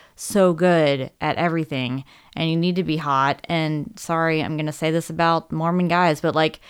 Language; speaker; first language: English; native; English